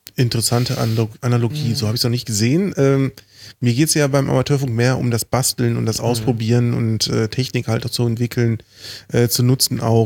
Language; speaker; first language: German; native; German